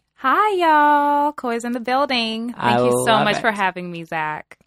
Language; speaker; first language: English; early bilingual, other home language; Swahili